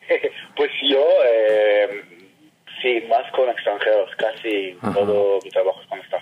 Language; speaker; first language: Spanish; non-native, fluent; Hebrew